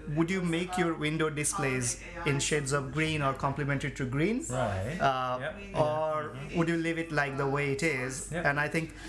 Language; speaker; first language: English; non-native, local second language; Bangla